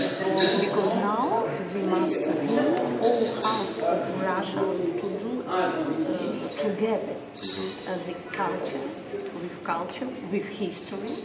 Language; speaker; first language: English; non-native, learner; Russian